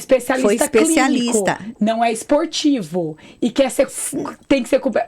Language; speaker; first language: Portuguese; native; Portuguese